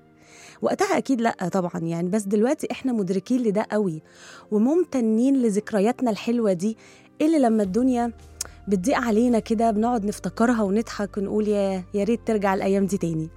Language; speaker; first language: Arabic; native; Arabic